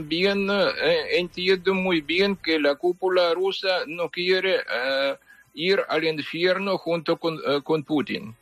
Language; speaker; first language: Spanish; non-native, fluent; Ukrainian